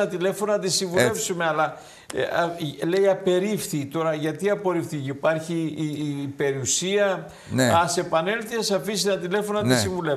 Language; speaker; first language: Greek; native; Greek